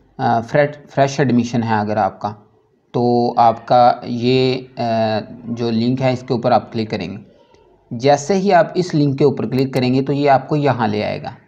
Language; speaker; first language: Urdu; non-native, local second language; Punjabi